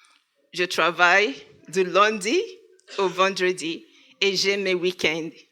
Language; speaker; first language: French; non-native, learner; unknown